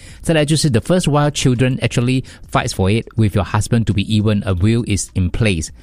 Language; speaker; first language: English; non-native, local second language; Chinese